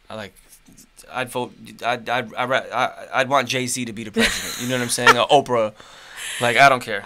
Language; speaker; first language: English; native; English